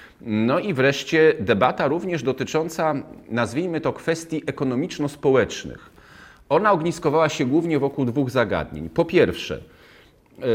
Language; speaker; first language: Polish; native; Polish